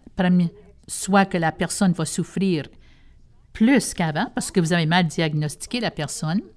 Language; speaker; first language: French; non-native, fluent; English